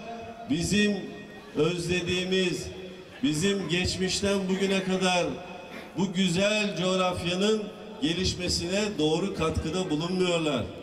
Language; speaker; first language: Turkish; native; Turkish